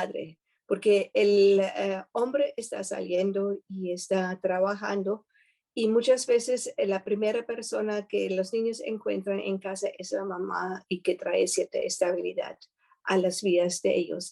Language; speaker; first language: Spanish; non-native, fluent; German